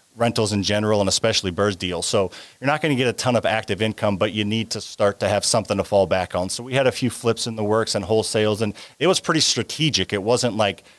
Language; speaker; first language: English; native; English